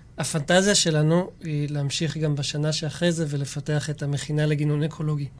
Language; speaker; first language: Hebrew; native; Hebrew